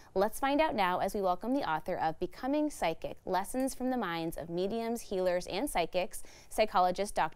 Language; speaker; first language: English; native; English